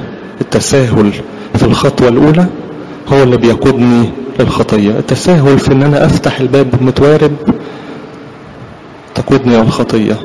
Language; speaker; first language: Arabic; native; Arabic